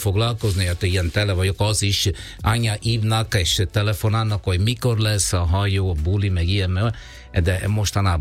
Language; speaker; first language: Hungarian; non-native, learner; Italian